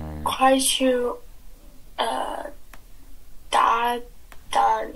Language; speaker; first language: Chinese; non-native, learner; English